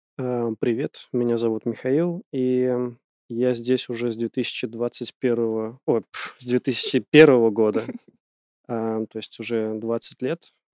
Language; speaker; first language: Russian; early bilingual, heritage; Russian